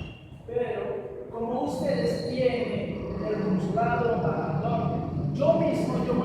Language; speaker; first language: Spanish; non-native, local second language; Haitian Creole